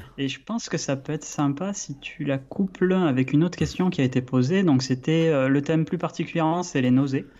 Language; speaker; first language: French; native; French